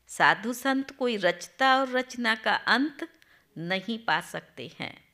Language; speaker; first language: Hindi; non-native, local second language; Gujarati